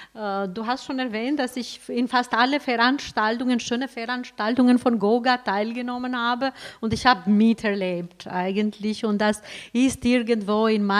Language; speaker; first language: German; non-native, fluent; Albanian